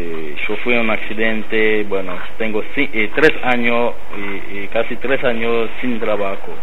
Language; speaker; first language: Spanish; non-native, learner; Haitian Creole